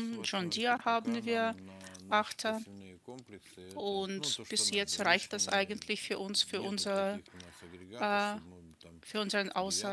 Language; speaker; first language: German; non-native, fluent; Russian